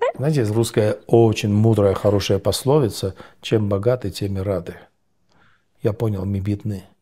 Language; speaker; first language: Russian; non-native, local second language; Georgian